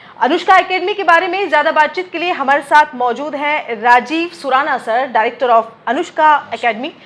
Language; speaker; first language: Hindi; native; Hindi